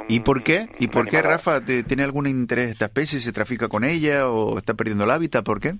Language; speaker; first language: Spanish; native; Spanish